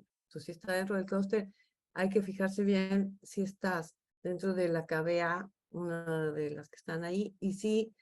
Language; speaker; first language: Spanish; native; Spanish